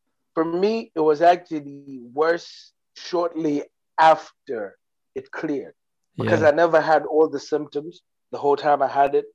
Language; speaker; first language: English; non-native, local second language; Nyanja